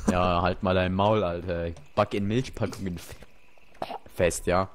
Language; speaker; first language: German; native; German